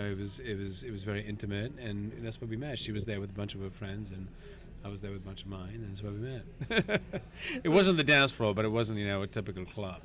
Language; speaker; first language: English; non-native, local second language; Hindi